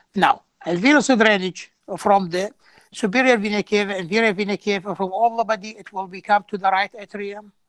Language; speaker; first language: English; non-native, fluent; Arabic